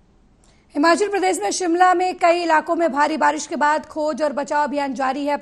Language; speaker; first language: Hindi; native; Hindi